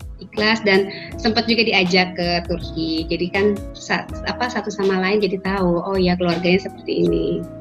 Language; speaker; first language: Indonesian; native; Indonesian